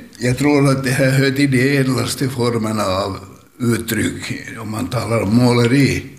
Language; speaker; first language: Swedish; native; Swedish